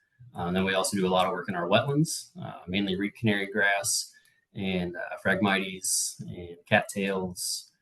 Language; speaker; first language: English; native; English